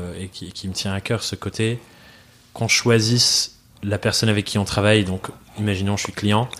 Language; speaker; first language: French; native; French